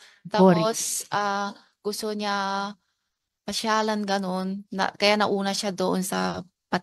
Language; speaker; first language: Filipino; non-native, learner; Chinese